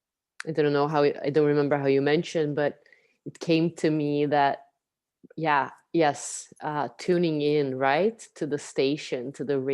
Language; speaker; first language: English; non-native, fluent; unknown